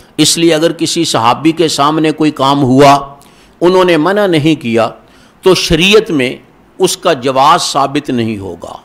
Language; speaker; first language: Urdu; non-native, local second language; Punjabi